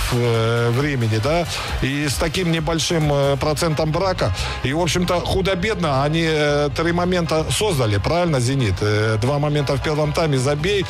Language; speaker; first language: Russian; native; Russian